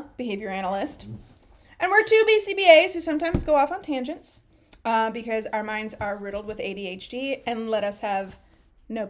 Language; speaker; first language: English; native; English